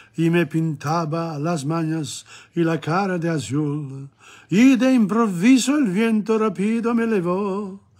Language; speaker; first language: Spanish; non-native, learner; Italian